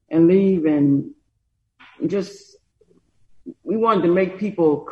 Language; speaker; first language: English; native; English